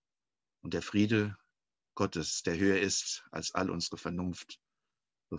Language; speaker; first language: German; native; German